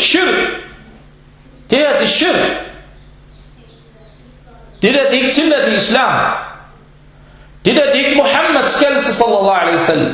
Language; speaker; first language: Danish; non-native, fluent; Arabic